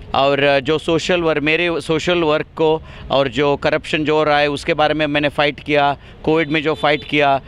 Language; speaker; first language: Hindi; non-native, local second language; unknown